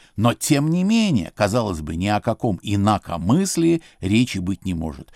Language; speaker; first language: Russian; native; Russian